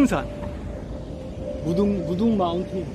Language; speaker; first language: Korean; native; Korean